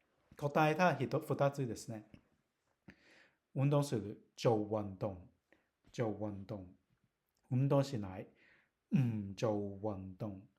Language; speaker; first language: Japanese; non-native, learner; Cantonese